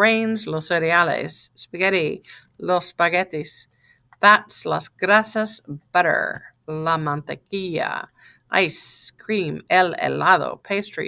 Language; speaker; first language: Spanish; non-native, fluent; English